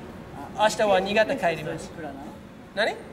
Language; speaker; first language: Japanese; non-native, learner; English